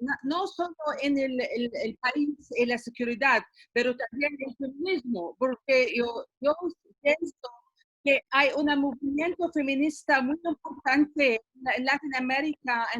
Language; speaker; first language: Spanish; non-native, learner; Arabic